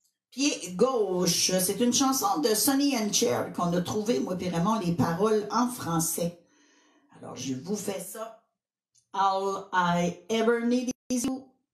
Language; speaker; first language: French; native; French